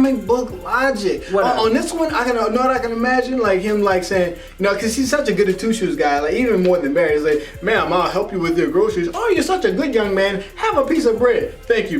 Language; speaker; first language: English; native; English